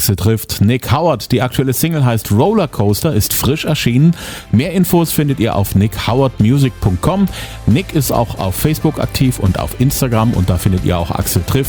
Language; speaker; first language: German; native; German